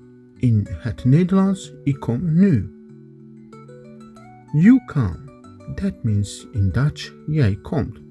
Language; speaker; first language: Dutch; non-native, learner; Kurdish